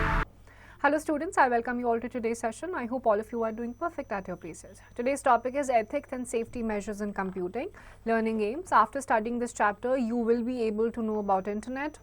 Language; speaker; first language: English; non-native, local second language; Hindi